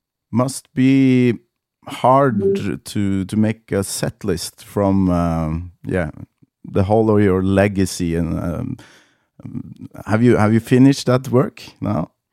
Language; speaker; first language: English; non-native, fluent; Norwegian